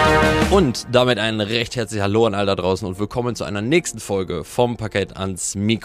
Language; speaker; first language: German; native; German